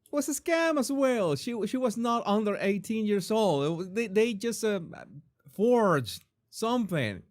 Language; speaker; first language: English; non-native, fluent; Spanish